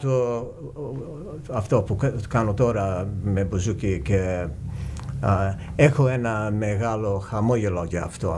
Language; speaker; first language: Greek; early bilingual, heritage; English